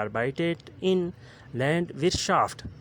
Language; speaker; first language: German; non-native, learner; Urdu